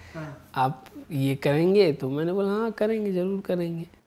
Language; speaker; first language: Hindi; native; Hindi